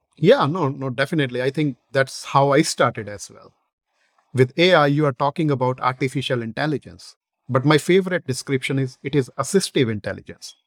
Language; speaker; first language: English; non-native, local second language; Hindi